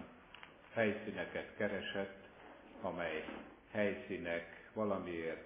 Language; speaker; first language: Hungarian; native; Hungarian